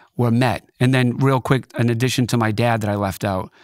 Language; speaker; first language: English; native; English